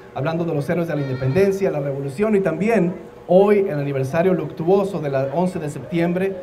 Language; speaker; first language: Spanish; native; Spanish